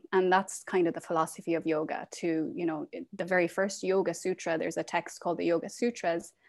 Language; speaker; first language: English; native; English